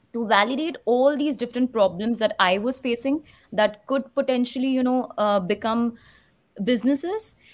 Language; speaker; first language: English; non-native, local second language; Hindi